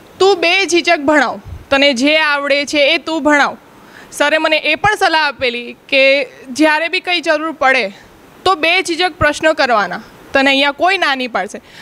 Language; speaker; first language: Gujarati; native; Gujarati